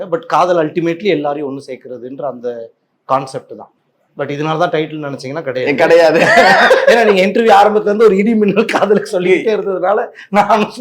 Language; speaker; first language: Tamil; native; Tamil